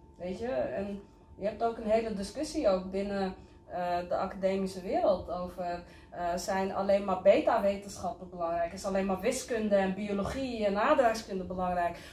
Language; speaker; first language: Dutch; early bilingual, other home language; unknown